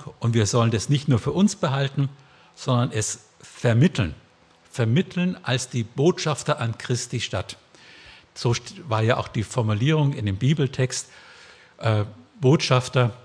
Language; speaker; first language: German; native; German